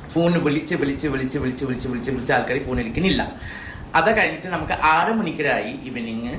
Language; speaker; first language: Malayalam; non-native, fluent; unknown